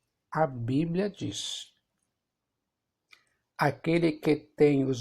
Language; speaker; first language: Portuguese; native; Portuguese